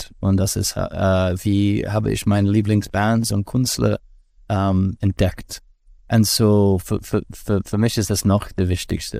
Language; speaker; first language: German; non-native, learner; English